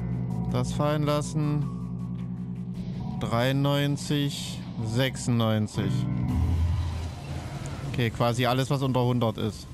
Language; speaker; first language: German; native; German